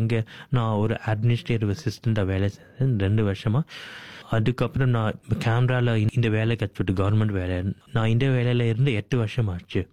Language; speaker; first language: Tamil; early bilingual, heritage; Tamil